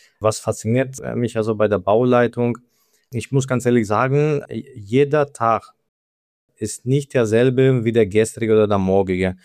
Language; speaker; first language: German; non-native, fluent; Greek